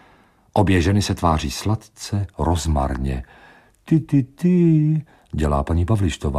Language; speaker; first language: Czech; native; Czech